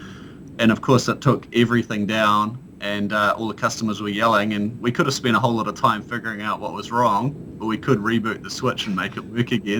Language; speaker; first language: English; native; English